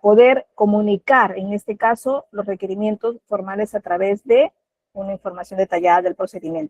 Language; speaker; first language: Spanish; native; Spanish